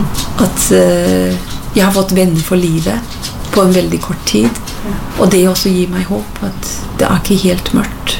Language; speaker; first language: Norwegian; non-native, fluent; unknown